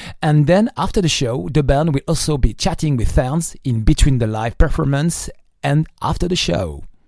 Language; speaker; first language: English; non-native, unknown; French